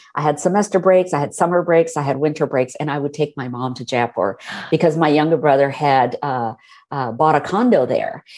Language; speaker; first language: English; early bilingual, other home language; Hindi